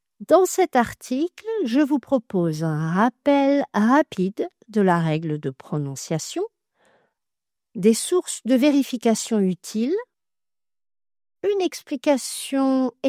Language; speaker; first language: French; native; French